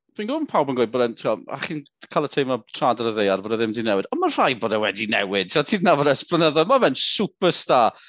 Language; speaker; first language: Welsh; native; Welsh